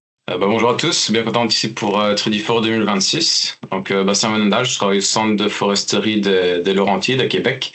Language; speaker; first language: French; native; French